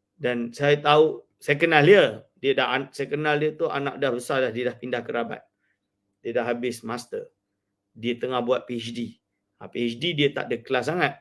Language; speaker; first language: Malay; native; Malay